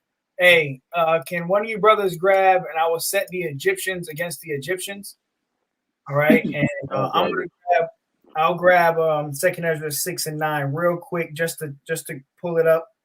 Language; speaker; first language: English; native; English